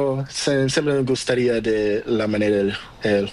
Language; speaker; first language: Spanish; non-native, learner; Portuguese